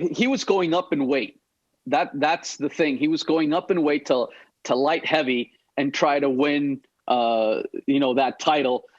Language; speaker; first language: English; native; English